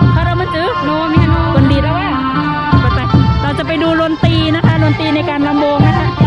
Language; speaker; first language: Thai; non-native, fluent; Khün